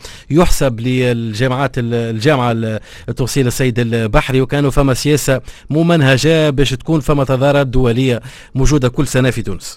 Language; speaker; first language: Arabic; native; Arabic